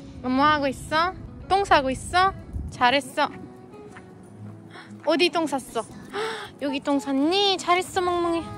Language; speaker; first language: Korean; non-native, learner; Hindi